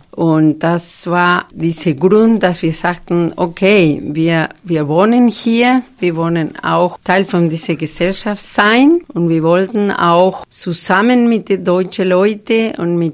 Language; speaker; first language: German; non-native, fluent; Spanish